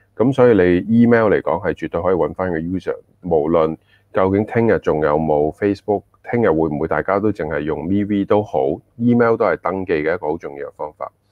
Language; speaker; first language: Cantonese; early bilingual, heritage; Cantonese